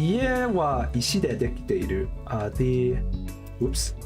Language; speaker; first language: Japanese; non-native, learner; English